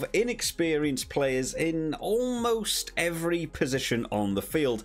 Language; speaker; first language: English; native; English